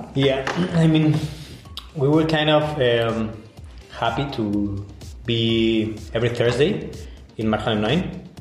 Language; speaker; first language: English; non-native, fluent; Spanish